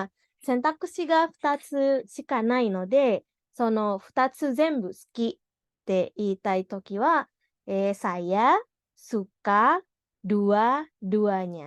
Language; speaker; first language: Japanese; non-native, fluent; Indonesian